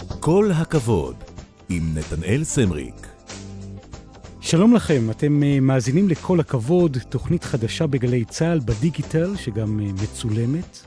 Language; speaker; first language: Hebrew; native; Hebrew